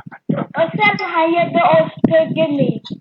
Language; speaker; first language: Swedish; early bilingual, other home language; French